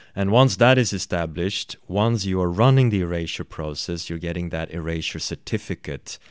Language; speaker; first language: English; non-native, fluent; Swedish